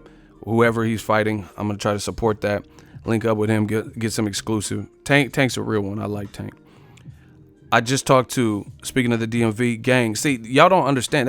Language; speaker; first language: English; native; English